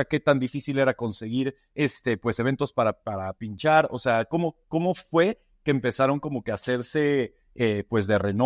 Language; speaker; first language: Spanish; native; Spanish